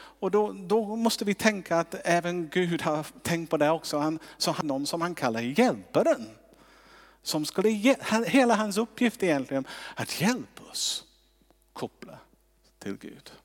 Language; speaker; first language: Swedish; non-native, fluent; English